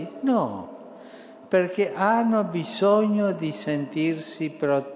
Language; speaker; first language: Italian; early bilingual, heritage; Spanish